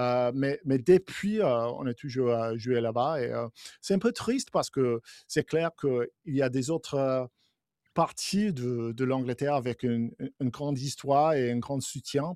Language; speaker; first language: French; non-native, fluent; English